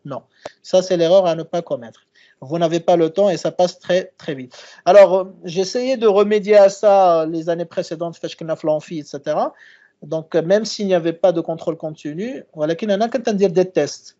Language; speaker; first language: French; non-native, local second language; Arabic